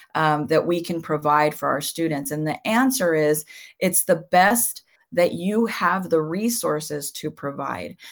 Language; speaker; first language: English; early bilingual, other home language; Spanish